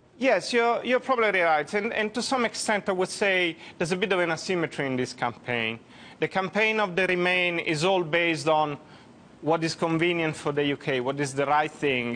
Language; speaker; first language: English; non-native, fluent; Italian